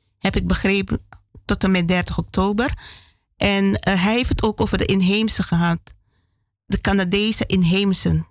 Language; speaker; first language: Dutch; native; Dutch